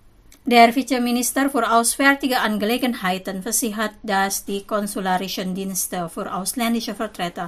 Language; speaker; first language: German; non-native, fluent; Indonesian